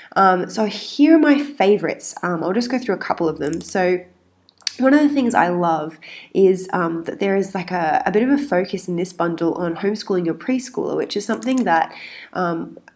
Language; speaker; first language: English; native; English